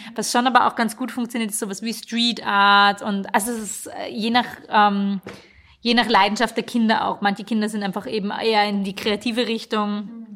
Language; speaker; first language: German; native; German